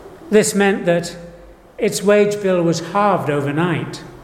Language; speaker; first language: English; native; English